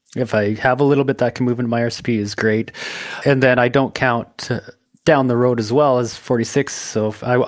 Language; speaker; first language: English; native; English